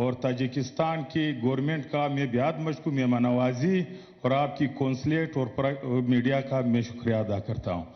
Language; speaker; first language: Hindi; non-native, local second language; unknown